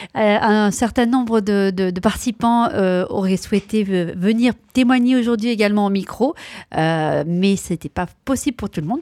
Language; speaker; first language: French; native; French